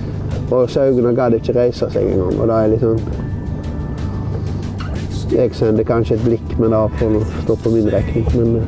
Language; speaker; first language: Norwegian; native; Norwegian